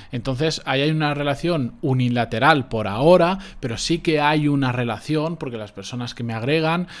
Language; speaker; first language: Spanish; native; Spanish